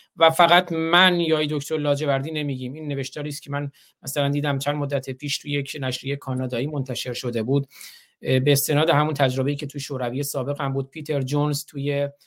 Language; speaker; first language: Persian; non-native, local second language; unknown